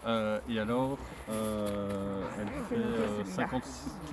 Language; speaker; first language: French; native; French